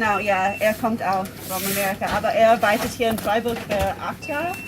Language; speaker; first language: German; non-native, learner; English